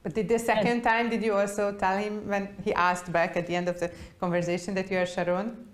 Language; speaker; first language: English; non-native, fluent; Hungarian